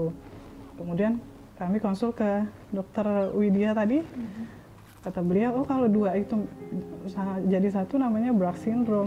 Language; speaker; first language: Indonesian; native; Indonesian